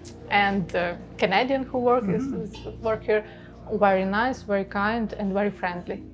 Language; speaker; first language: English; non-native, learner; Ukrainian